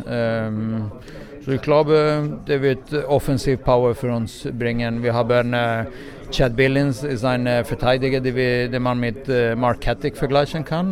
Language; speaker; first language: German; non-native, fluent; Swedish